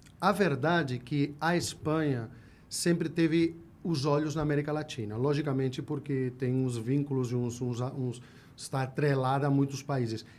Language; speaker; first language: Portuguese; non-native, fluent; Spanish